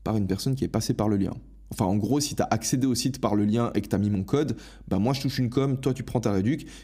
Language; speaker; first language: French; native; French